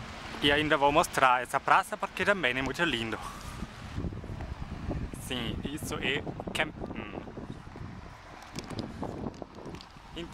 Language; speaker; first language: Portuguese; non-native, fluent; German